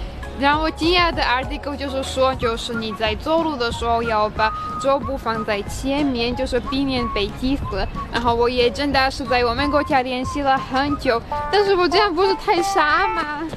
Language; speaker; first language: Chinese; non-native, fluent; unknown